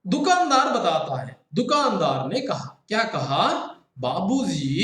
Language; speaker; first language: Hindi; non-native, local second language; Kannada